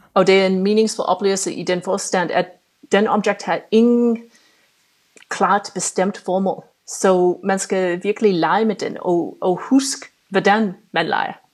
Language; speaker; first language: Danish; non-native, fluent; English